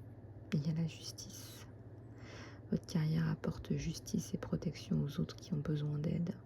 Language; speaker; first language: French; native; French